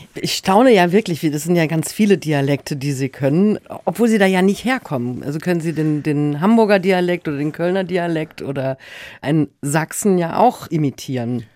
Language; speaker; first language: German; native; German